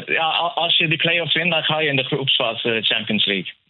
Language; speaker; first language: Dutch; non-native, fluent; Norwegian